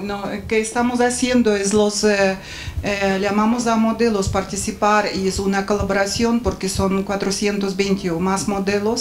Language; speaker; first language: Spanish; non-native, fluent; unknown